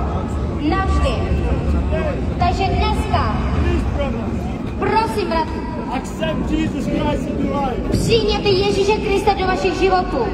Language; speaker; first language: Czech; non-native, fluent; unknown